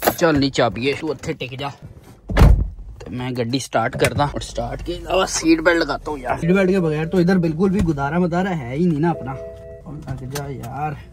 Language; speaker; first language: Urdu; non-native, local second language; Punjabi